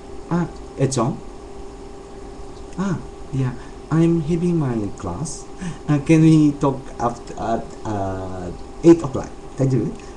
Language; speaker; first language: English; non-native, local second language; Chavacano